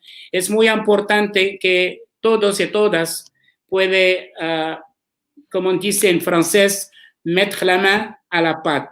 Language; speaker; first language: Spanish; non-native, learner; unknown